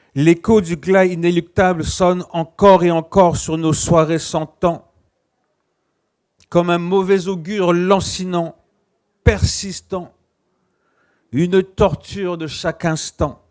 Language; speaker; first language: French; native; French